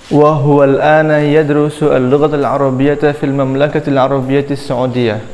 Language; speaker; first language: Arabic; non-native, fluent; Indonesian